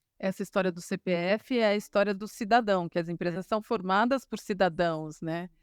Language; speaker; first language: Portuguese; native; Portuguese